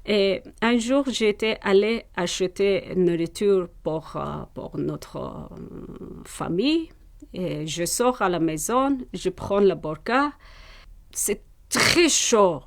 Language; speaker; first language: French; non-native, learner; Persian